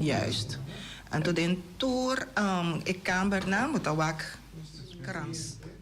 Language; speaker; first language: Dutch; non-native, local second language; Papiamento